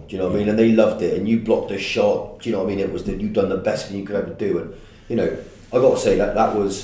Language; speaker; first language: English; native; English